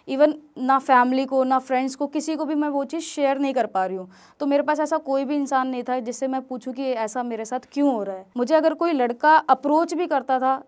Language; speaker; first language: Hindi; native; Hindi